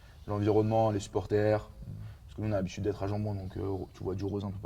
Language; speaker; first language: French; native; French